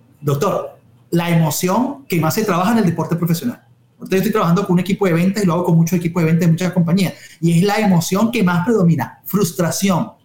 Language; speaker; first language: Spanish; native; Spanish